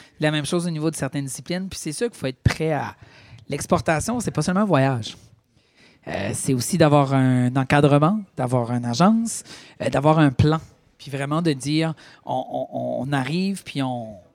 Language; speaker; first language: French; native; French